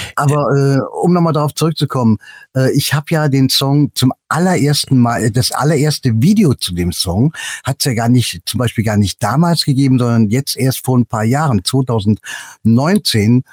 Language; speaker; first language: German; native; German